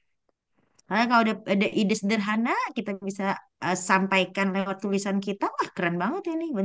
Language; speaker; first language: Indonesian; native; Indonesian